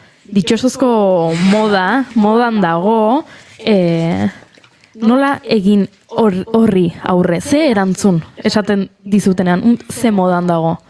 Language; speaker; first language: Basque; native; Basque